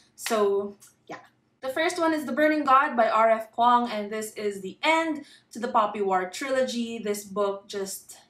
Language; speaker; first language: English; non-native, local second language; Filipino